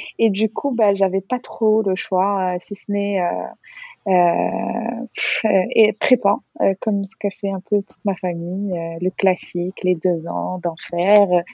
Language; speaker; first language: French; non-native, local second language; Arabic